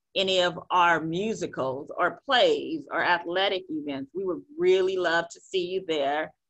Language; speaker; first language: English; native; English